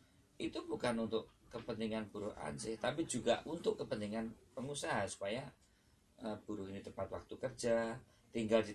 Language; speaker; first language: Indonesian; native; Indonesian